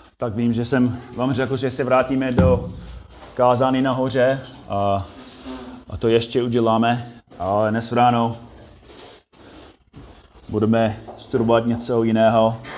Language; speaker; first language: Czech; non-native, fluent; English